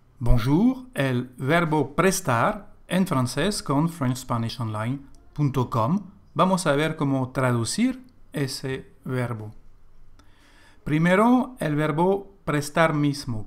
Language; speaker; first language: Spanish; non-native, fluent; French